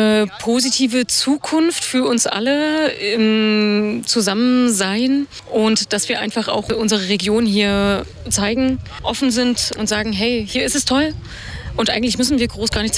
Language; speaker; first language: German; native; German